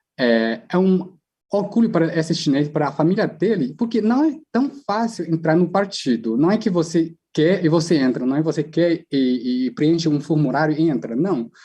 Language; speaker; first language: Portuguese; non-native, fluent; Chinese